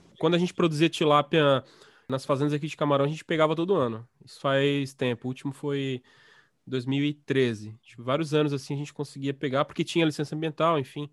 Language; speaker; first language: Portuguese; native; Portuguese